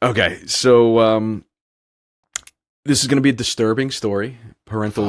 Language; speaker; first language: English; native; English